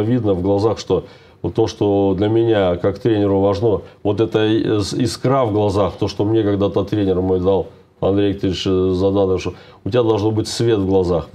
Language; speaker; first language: Russian; native; Russian